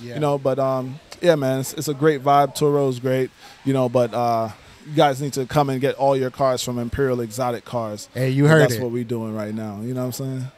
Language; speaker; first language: English; native; English